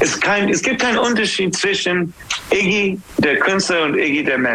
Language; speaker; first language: German; non-native, fluent; English